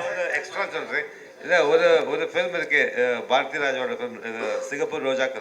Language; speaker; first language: Tamil; early bilingual, heritage; Tamil